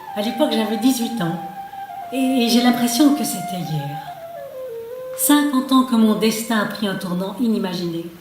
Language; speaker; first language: French; non-native, local second language; Arabic